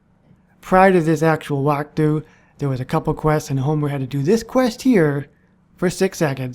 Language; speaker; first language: English; native; English